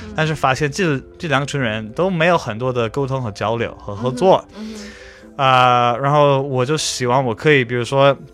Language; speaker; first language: Chinese; non-native, fluent; English